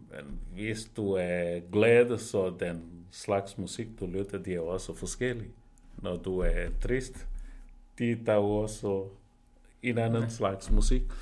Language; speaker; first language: Danish; non-native, fluent; Portuguese